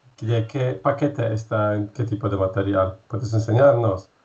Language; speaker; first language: Spanish; non-native, fluent; Polish